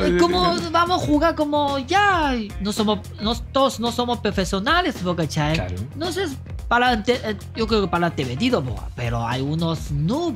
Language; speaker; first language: Spanish; non-native, learner; Chinese